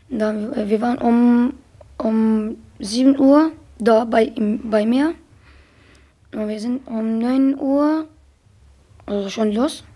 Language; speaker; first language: German; early bilingual, other home language; Arabic